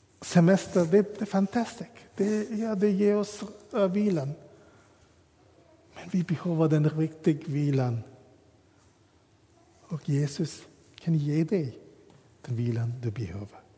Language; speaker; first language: Swedish; non-native, fluent; English